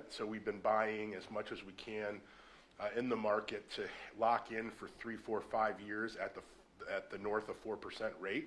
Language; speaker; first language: English; native; English